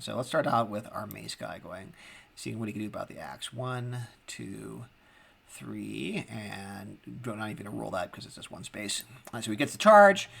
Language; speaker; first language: English; native; English